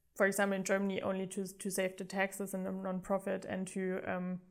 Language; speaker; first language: English; non-native, fluent; German